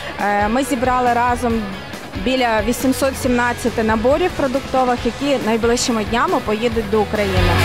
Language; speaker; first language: Ukrainian; native; Ukrainian